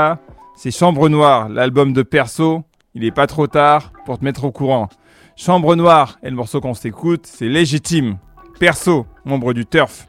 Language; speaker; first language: French; native; French